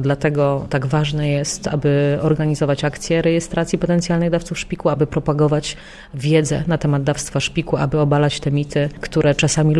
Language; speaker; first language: Polish; native; Polish